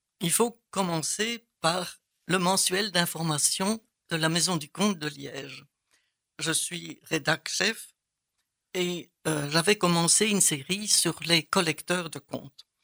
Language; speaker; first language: French; native; French